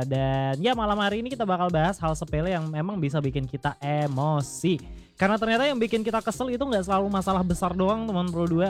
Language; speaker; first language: Indonesian; native; Indonesian